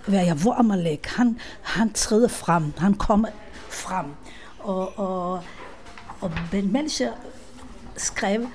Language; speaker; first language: Danish; non-native, fluent; Hebrew